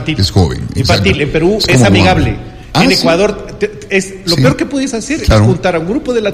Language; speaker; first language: Spanish; native; Spanish